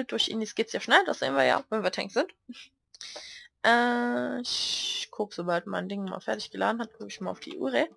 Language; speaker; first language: German; native; German